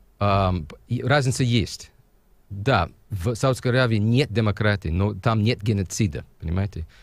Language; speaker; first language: Russian; non-native, fluent; English